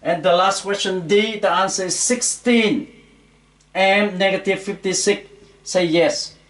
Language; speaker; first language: English; non-native, learner; Vietnamese